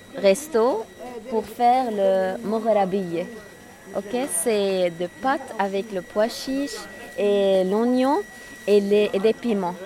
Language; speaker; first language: French; non-native, local second language; Arabic